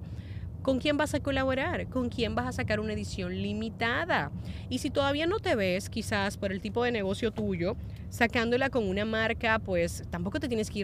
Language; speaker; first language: Spanish; native; Spanish